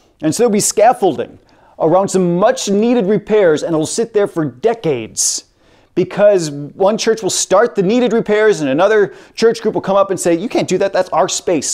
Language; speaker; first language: English; native; English